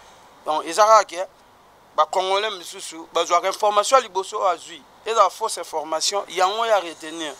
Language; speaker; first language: French; non-native, local second language; Lingala